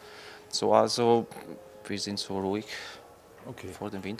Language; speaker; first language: German; non-native, learner; Polish